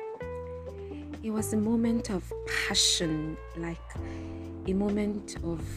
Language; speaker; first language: English; non-native, local second language; Yoruba